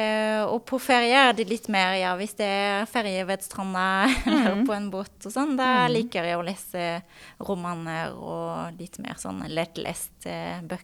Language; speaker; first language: Norwegian; non-native, fluent; French